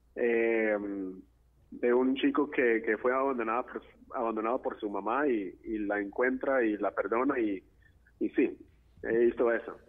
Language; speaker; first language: Spanish; non-native, fluent; English